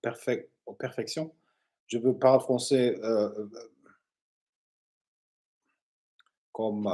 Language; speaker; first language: French; non-native, learner; English